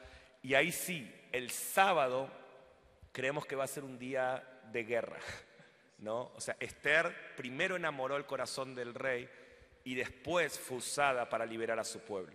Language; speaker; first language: Spanish; native; Spanish